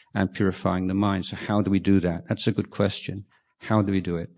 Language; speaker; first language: English; native; English